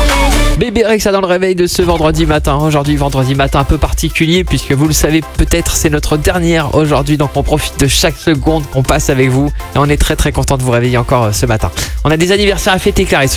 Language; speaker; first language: French; native; French